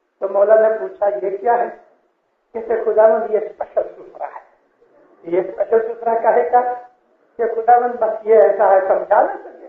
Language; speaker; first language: Urdu; non-native, local second language; Gujarati